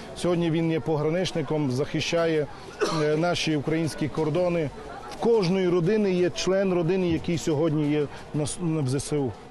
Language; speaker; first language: Ukrainian; non-native, local second language; Romany